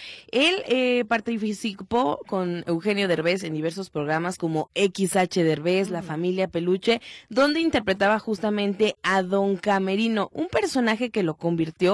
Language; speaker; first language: Spanish; native; Spanish